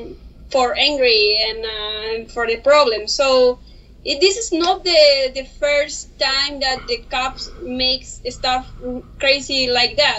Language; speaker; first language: English; non-native, learner; Spanish